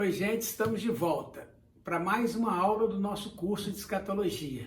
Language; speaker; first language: Portuguese; native; Portuguese